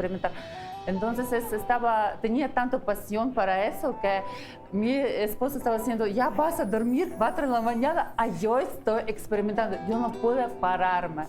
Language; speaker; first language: Spanish; non-native, learner; Ukrainian